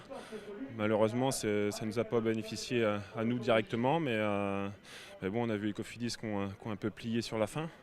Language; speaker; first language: French; native; French